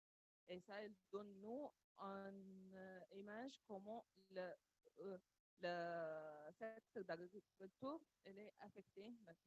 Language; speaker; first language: French; non-native, learner; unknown